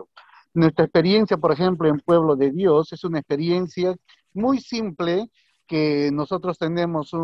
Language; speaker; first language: Spanish; native; Spanish